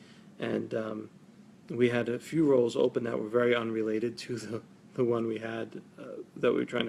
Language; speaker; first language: English; native; English